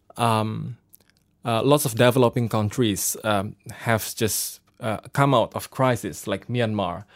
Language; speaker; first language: English; non-native, fluent; Indonesian